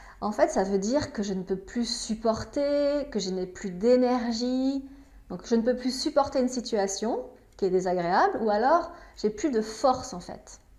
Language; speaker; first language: French; native; French